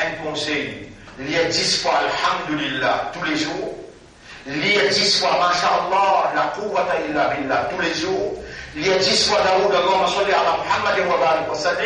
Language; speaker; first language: French; non-native, local second language; Morisyen